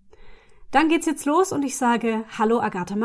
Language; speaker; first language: German; native; German